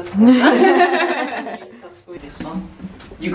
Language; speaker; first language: French; non-native, learner; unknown